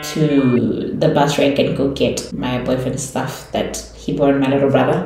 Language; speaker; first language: English; non-native, local second language; Tswana